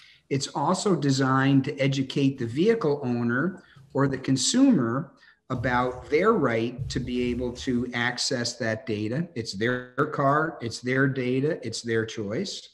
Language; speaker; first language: English; native; English